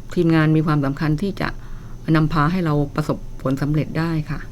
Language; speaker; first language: Thai; native; Thai